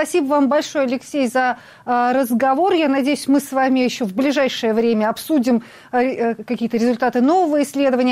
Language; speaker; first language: Russian; native; Russian